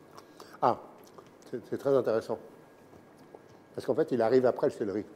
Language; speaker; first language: French; native; French